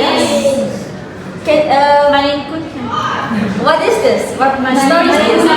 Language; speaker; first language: English; non-native, learner; Indonesian